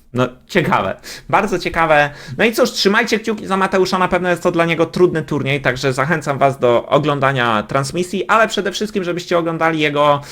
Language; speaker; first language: Polish; native; Polish